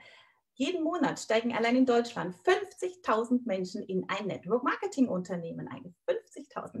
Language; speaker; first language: German; native; German